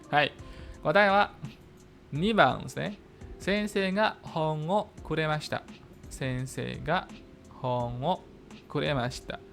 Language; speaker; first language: Japanese; non-native, fluent; Indonesian